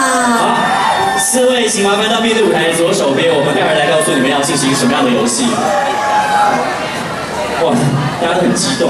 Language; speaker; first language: Chinese; native; Chinese